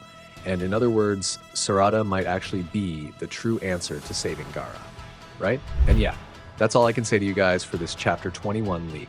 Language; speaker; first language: English; non-native, fluent; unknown